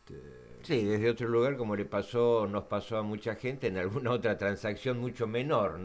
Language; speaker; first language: Spanish; native; Spanish